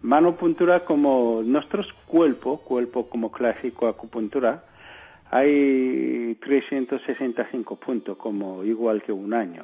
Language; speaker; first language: Spanish; non-native, learner; Korean